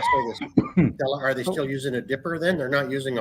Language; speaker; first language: English; native; English